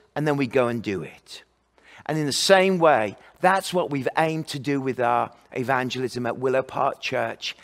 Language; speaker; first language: English; native; English